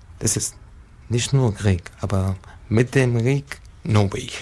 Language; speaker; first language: German; non-native, learner; Arabic